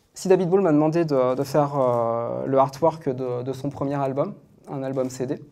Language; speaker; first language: French; native; French